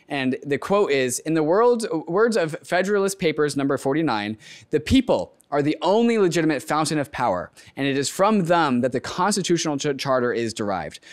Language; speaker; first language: English; native; English